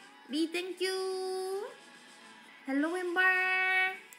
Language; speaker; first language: English; non-native, learner; Korean